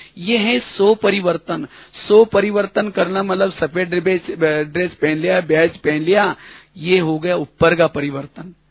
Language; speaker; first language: Hindi; non-native, local second language; Marathi